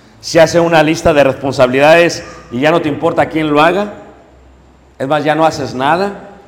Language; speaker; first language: Spanish; native; Spanish